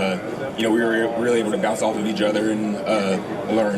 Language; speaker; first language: English; native; English